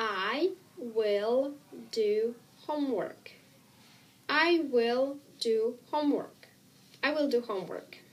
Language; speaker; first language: English; non-native, fluent; Russian